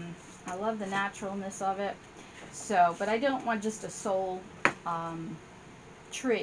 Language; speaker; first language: English; native; English